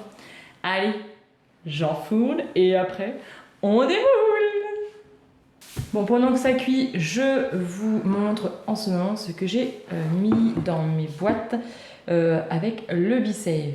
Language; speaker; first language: French; native; French